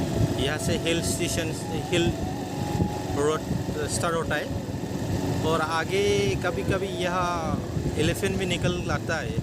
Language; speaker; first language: Hindi; non-native, local second language; Bodo